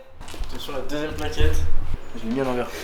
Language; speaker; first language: French; native; French